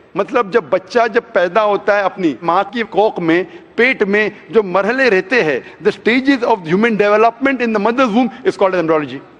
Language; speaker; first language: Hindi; non-native, local second language; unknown